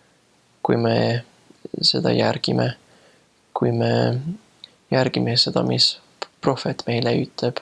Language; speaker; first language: Estonian; non-native, fluent; English